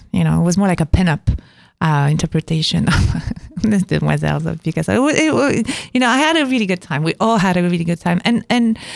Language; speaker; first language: English; non-native, fluent; French